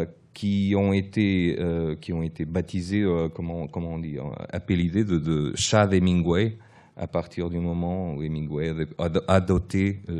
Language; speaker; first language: French; early bilingual, other home language; Portuguese